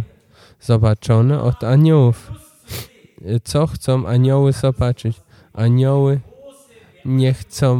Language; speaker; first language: Polish; non-native, learner; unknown